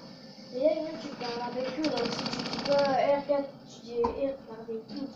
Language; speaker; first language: French; native; French